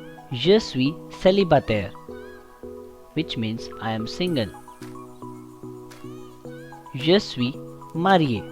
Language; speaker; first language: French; non-native, fluent; Hindi